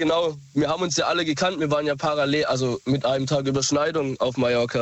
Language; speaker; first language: German; native; German